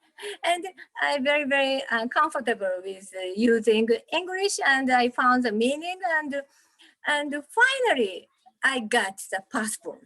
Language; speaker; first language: English; non-native, learner; Japanese